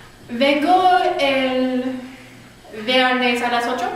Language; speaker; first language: Spanish; non-native, learner; English